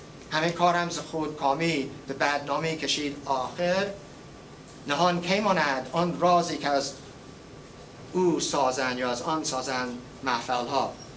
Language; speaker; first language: Persian; non-native, fluent; English